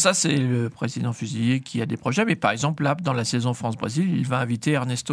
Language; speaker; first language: French; native; French